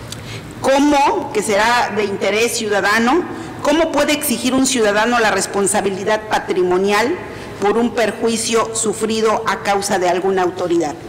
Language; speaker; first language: Spanish; native; Spanish